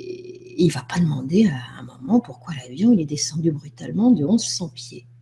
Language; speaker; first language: French; native; French